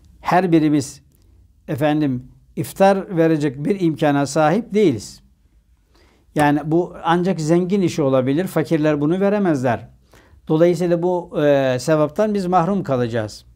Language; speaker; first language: Turkish; native; Turkish